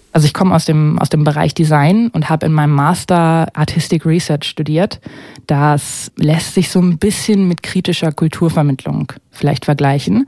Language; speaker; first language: German; native; German